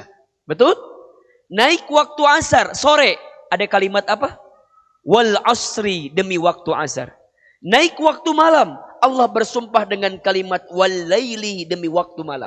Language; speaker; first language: Indonesian; non-native, local second language; Sundanese